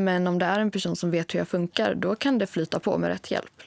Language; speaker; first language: Swedish; native; Swedish